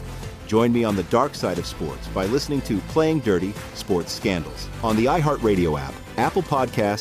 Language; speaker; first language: English; native; English